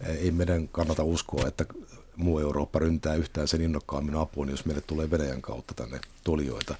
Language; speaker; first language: Finnish; native; Finnish